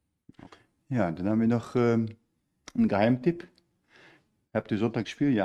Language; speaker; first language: German; native; German